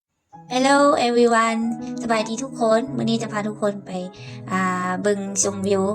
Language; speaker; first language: Thai; non-native, local second language; Northeastern Thai